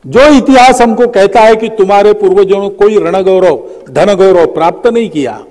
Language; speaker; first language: Hindi; native; Hindi